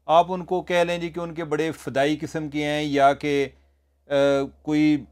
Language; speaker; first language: Urdu; non-native, local second language; Punjabi